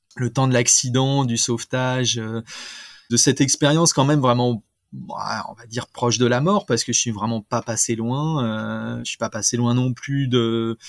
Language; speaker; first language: French; native; French